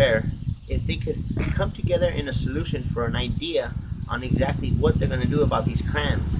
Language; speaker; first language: English; native; English